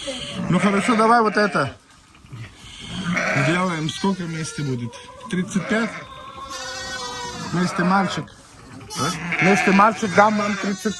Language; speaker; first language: Russian; non-native, learner; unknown